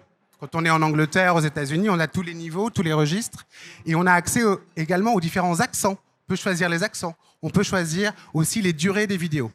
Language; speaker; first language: French; native; French